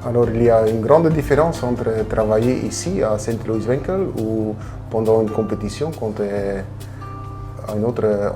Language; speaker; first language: French; non-native, local second language; Dutch